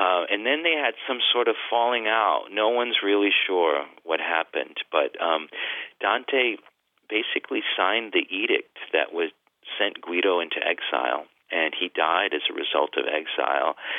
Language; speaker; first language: English; native; English